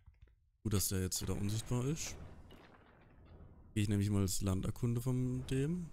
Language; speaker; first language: German; native; German